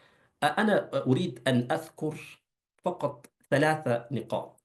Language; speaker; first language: Arabic; non-native, fluent; Urdu